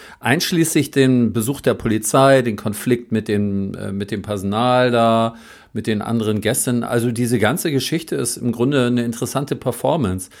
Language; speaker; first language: German; native; German